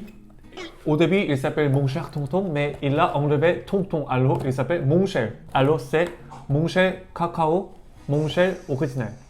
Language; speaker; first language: French; non-native, learner; Korean